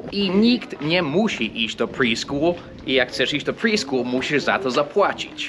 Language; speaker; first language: Polish; early bilingual, heritage; English